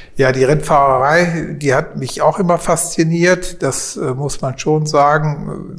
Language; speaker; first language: German; native; German